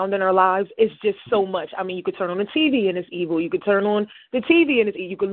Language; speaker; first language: English; native; English